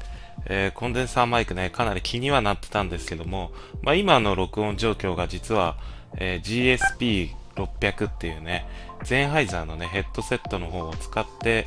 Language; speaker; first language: Japanese; native; Japanese